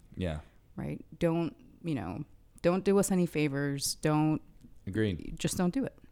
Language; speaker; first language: English; early bilingual, other home language; Arabic